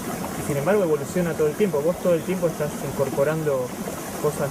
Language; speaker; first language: Spanish; native; Spanish